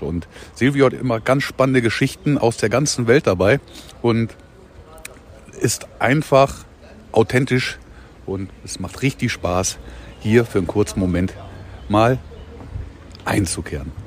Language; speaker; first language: German; native; German